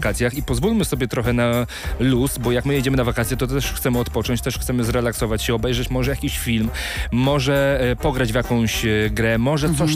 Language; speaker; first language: Polish; native; Polish